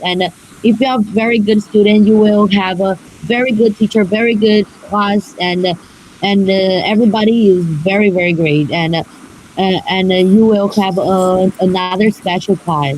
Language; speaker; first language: English; non-native, learner; Chinese